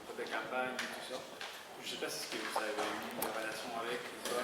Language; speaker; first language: French; non-native, fluent; Spanish